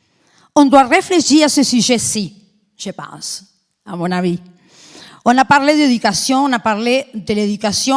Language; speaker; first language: French; non-native, fluent; Spanish